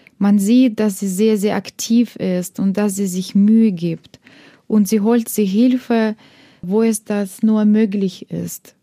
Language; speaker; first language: German; non-native, fluent; Russian